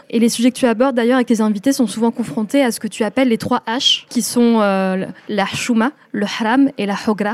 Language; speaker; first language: French; early bilingual, other home language; Arabic